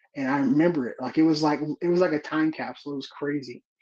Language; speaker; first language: English; native; English